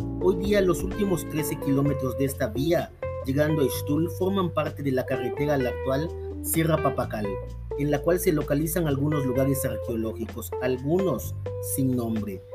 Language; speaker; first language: Spanish; native; Spanish